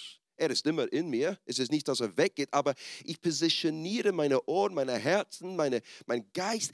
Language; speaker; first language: German; non-native, fluent; English